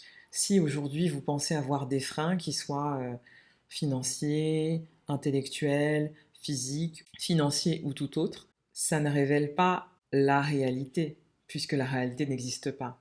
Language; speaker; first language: French; native; French